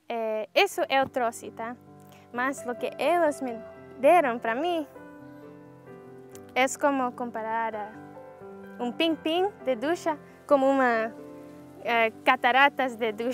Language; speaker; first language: Portuguese; non-native, learner; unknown